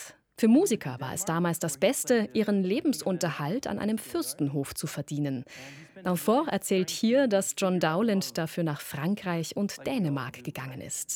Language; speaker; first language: German; native; German